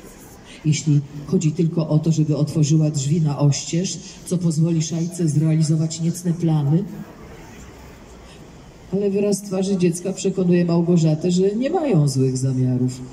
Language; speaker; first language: Polish; native; Polish